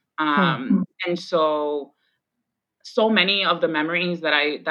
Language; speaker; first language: English; early bilingual, other home language; Spanish